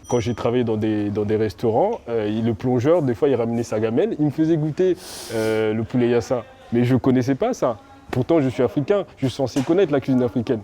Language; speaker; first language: French; early bilingual, other home language; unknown